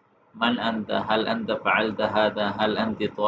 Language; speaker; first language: Arabic; non-native, fluent; Urdu